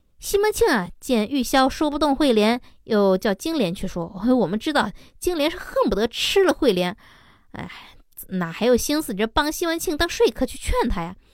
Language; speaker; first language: Chinese; native; Chinese